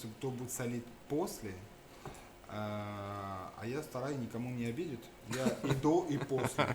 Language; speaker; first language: Russian; non-native, fluent; French